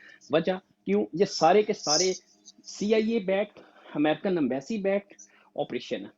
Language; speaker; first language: Urdu; native; Urdu